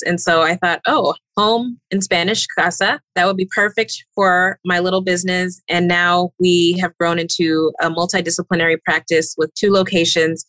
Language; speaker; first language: English; native; English